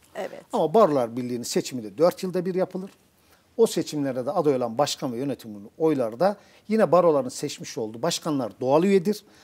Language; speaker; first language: Turkish; native; Turkish